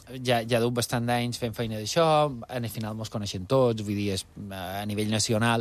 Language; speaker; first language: Catalan; native; Catalan